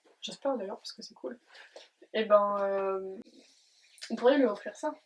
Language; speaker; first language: French; native; French